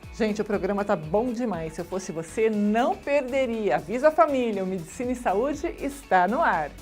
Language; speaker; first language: Portuguese; native; Portuguese